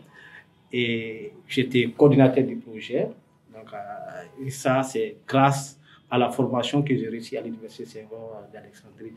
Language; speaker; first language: French; non-native, local second language; Fula